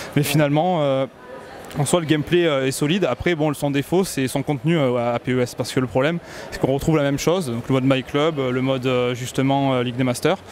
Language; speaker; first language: French; native; French